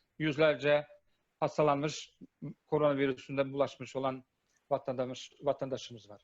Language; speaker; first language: Turkish; non-native, fluent; Bosnian